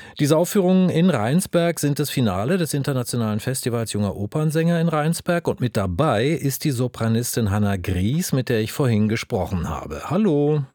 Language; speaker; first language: German; native; German